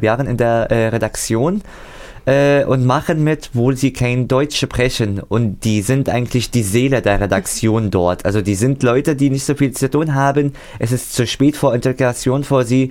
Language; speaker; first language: German; non-native, fluent; Arabic